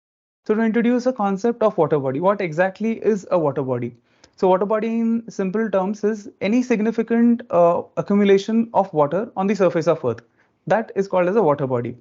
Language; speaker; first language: English; non-native, local second language; Marathi